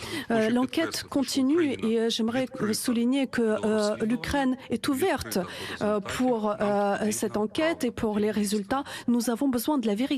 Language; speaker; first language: French; non-native, fluent; Ukrainian